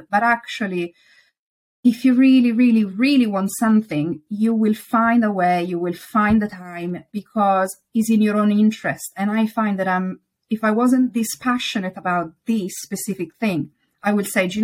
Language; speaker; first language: English; non-native, fluent; Italian